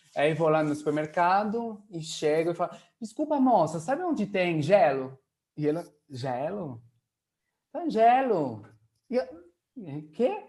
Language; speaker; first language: Portuguese; non-native, fluent; French